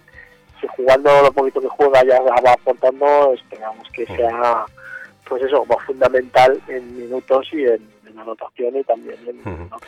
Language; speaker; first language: Spanish; native; Spanish